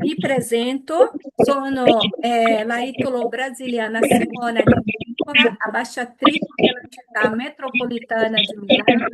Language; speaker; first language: Italian; early bilingual, heritage; Portuguese